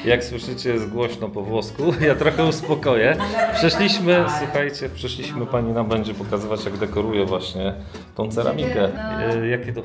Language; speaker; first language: Polish; native; Polish